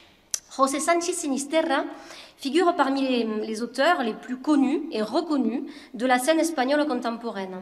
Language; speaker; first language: French; native; French